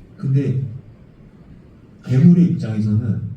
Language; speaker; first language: Korean; native; Korean